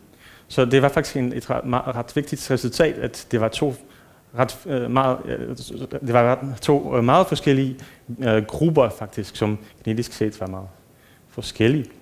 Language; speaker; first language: Danish; non-native, fluent; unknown